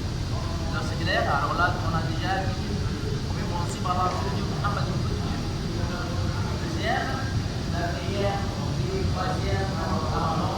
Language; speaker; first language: French; non-native, learner; Arabic